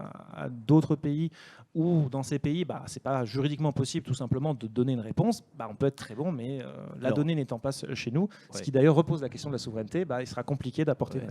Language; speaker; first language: French; native; French